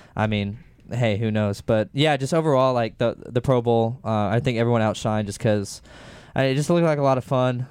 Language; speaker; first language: English; native; English